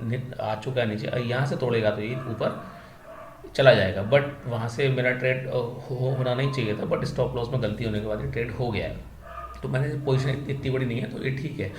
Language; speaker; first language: Hindi; native; Hindi